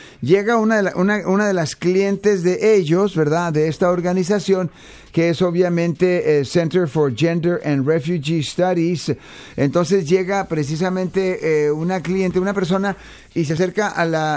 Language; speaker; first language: Spanish; native; Spanish